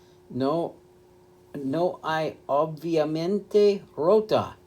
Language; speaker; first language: Spanish; non-native, learner; English